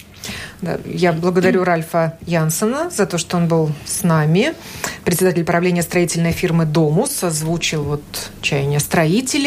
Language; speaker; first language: Russian; native; Russian